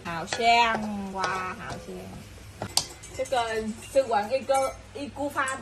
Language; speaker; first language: Chinese; non-native, learner; Vietnamese